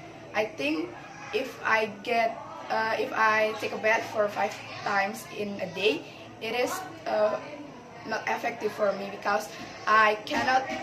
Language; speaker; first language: English; non-native, learner; Indonesian